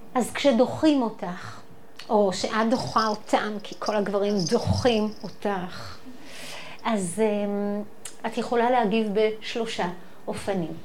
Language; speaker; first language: Hebrew; native; Hebrew